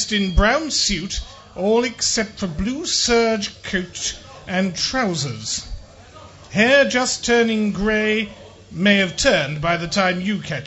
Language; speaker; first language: English; non-native, fluent; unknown